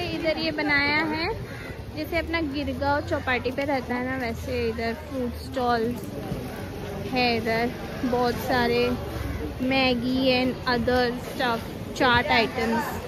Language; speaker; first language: Hindi; non-native, local second language; Marathi